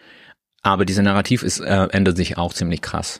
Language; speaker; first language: German; non-native, learner; Russian